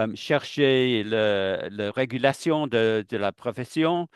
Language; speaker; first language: French; non-native, learner; English